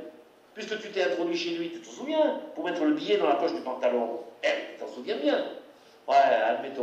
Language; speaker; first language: French; native; French